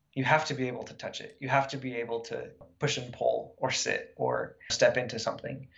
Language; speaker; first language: English; native; English